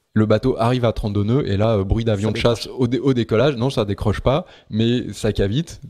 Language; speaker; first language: French; native; French